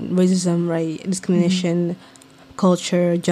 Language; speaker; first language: English; non-native, local second language; Somali